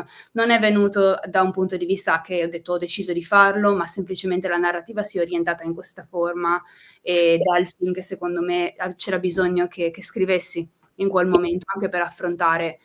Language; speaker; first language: Italian; native; Italian